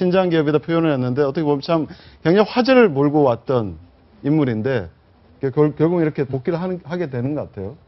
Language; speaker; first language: Korean; native; Korean